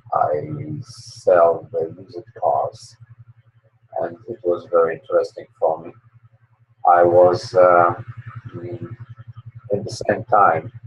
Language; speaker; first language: English; non-native, learner; Polish